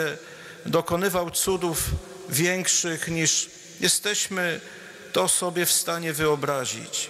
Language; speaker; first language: Polish; native; Polish